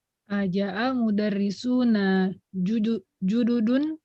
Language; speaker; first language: Arabic; non-native, learner; Indonesian